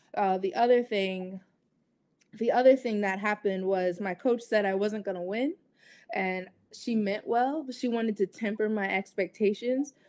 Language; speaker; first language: English; native; English